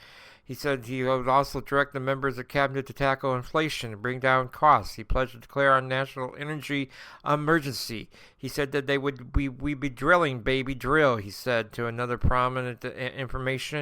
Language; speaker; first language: English; native; English